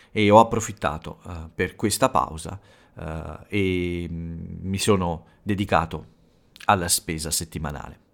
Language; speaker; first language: Italian; native; Italian